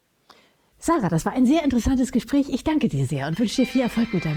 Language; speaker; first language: German; native; German